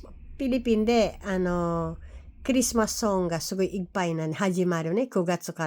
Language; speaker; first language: Japanese; non-native, learner; Filipino